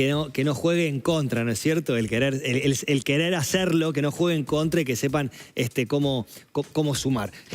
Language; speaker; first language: Spanish; native; Spanish